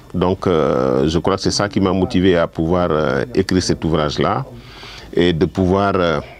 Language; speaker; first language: French; non-native, local second language; Wolof